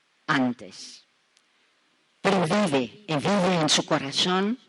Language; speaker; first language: Spanish; non-native, fluent; French